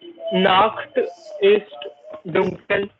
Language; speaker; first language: German; non-native, learner; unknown